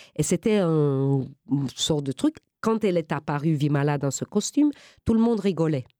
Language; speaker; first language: French; non-native, fluent; Romanian